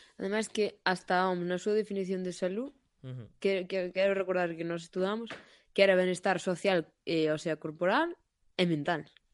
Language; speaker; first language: Galician; non-native, local second language; Spanish